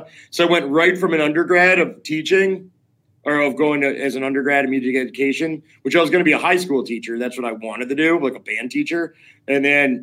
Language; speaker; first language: English; native; English